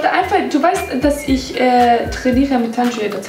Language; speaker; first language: German; non-native, learner; English